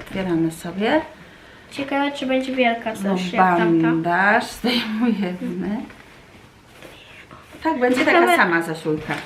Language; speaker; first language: Polish; native; Polish